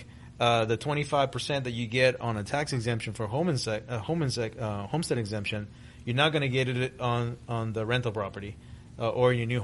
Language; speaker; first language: English; early bilingual, other home language; Spanish